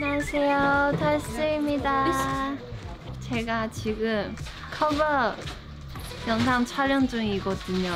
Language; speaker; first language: Korean; non-native, fluent; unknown